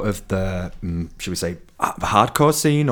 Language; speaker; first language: English; native; English